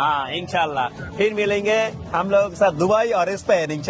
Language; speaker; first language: Hindi; non-native, fluent; Bangla